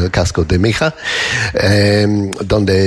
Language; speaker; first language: Spanish; non-native, learner; English